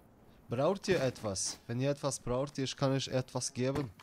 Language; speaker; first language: German; non-native, learner; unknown